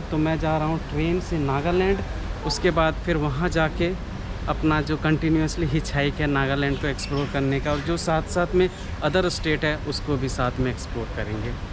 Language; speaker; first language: Hindi; native; Hindi